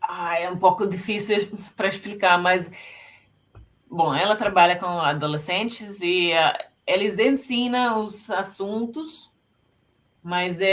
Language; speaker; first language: Portuguese; non-native, fluent; Finnish